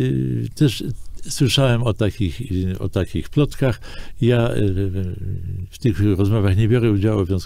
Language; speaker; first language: Polish; native; Polish